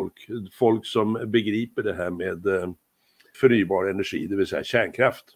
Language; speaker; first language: Swedish; native; Swedish